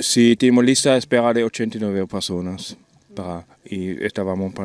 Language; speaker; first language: Spanish; non-native, learner; German